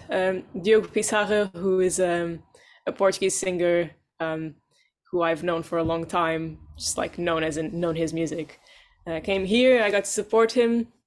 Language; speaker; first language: English; non-native, fluent; Portuguese